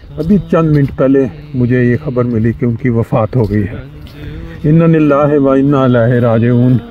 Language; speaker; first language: Urdu; non-native, local second language; Punjabi